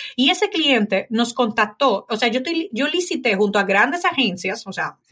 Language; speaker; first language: Spanish; native; Spanish